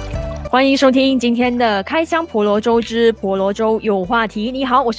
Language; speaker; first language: Chinese; native; Chinese